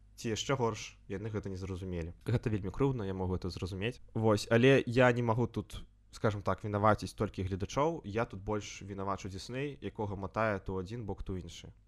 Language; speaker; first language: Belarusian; non-native, local second language; Russian